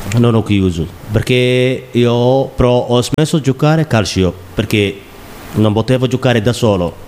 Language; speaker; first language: Italian; non-native, learner; Somali